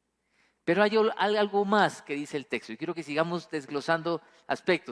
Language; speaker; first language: Spanish; native; Spanish